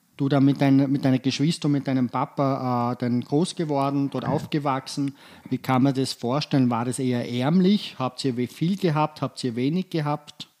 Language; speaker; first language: German; native; German